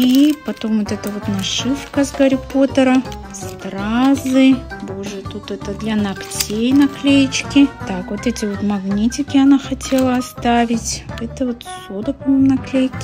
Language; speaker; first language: Russian; native; Russian